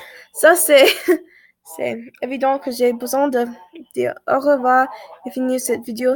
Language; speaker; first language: French; non-native, learner; English